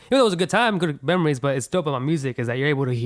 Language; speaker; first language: English; native; English